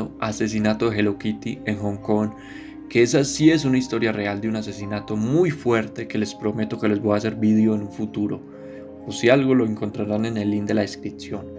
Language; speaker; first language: Spanish; native; Spanish